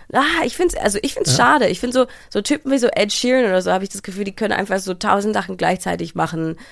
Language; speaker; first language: German; early bilingual, heritage; German